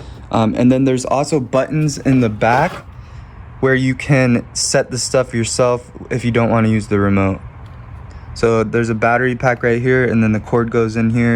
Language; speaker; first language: English; native; English